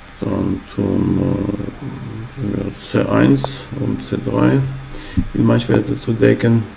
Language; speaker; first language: German; non-native, fluent; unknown